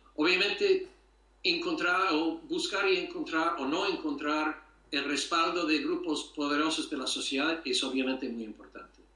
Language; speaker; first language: Spanish; non-native, fluent; English